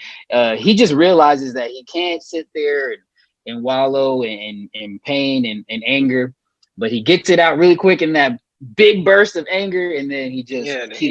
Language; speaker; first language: English; native; English